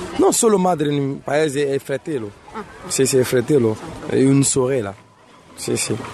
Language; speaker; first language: Italian; non-native, learner; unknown